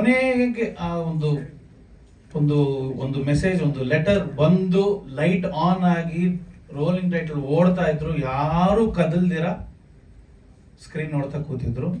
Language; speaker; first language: Kannada; native; Kannada